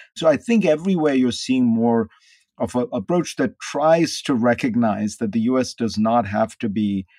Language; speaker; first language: English; non-native, local second language; Hindi